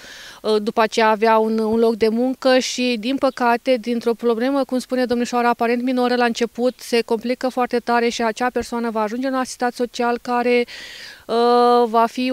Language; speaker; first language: Romanian; native; Romanian